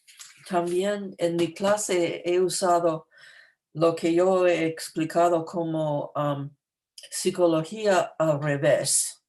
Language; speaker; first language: Spanish; non-native, fluent; English